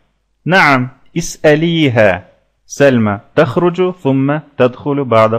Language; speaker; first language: Arabic; non-native, fluent; Russian